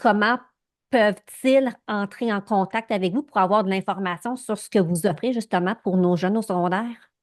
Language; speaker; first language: French; native; French